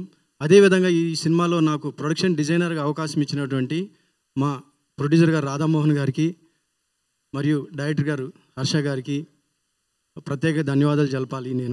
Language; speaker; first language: Telugu; native; Telugu